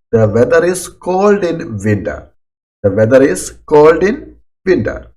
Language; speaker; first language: English; non-native, local second language; Malayalam